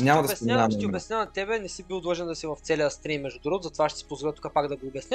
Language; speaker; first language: Bulgarian; native; Bulgarian